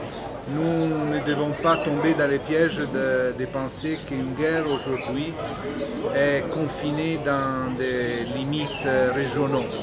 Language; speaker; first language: French; non-native, fluent; Italian